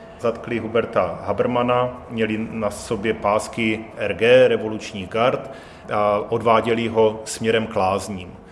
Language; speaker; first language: Czech; native; Czech